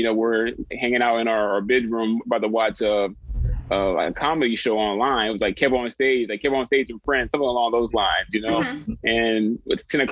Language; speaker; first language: English; native; English